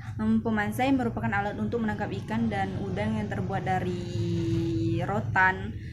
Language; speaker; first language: Indonesian; non-native, local second language; Malay